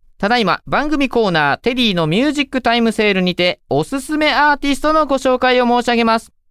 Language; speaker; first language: Japanese; native; Japanese